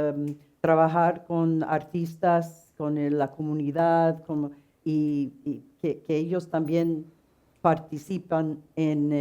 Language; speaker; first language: Spanish; non-native, fluent; English